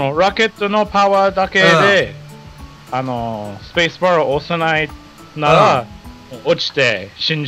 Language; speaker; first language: Japanese; non-native, fluent; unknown